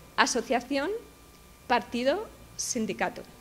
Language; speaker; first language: Spanish; native; Spanish